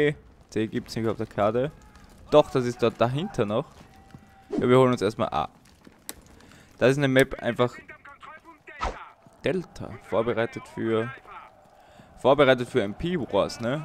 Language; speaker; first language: German; native; German